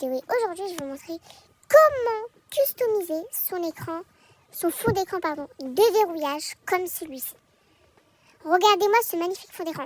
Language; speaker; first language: French; native; French